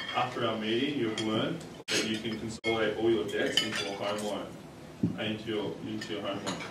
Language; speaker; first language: English; native; English